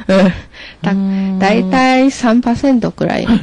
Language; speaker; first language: Japanese; non-native, learner; Chinese